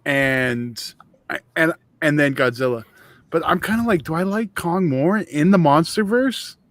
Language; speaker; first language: English; native; English